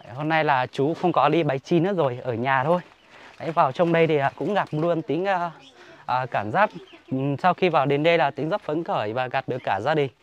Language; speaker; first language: Vietnamese; non-native, local second language; Hmong